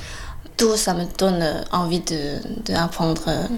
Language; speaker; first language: French; non-native, fluent; Chinese